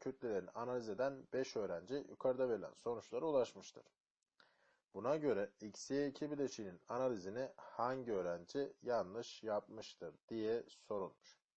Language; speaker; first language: Turkish; native; Turkish